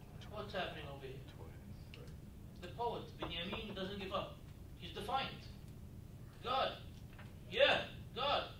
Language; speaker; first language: English; native; English